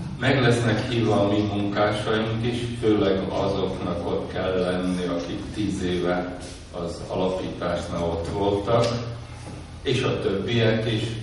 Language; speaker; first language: Hungarian; native; Hungarian